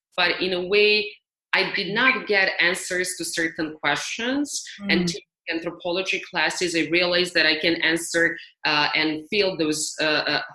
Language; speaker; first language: English; non-native, fluent; Serbian